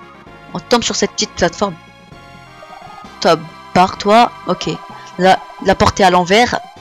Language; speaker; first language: French; native; French